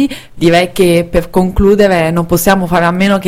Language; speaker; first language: Italian; native; Italian